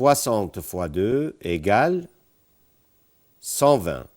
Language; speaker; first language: French; non-native, fluent; Arabic